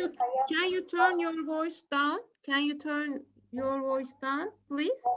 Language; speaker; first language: English; non-native, learner; Turkish